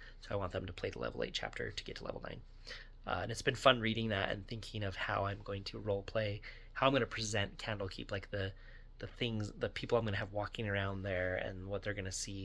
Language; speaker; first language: English; native; English